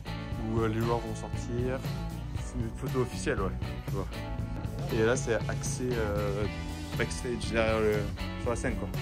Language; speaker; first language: French; native; French